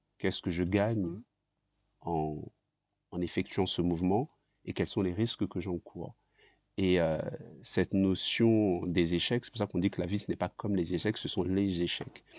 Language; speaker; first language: French; early bilingual, other home language; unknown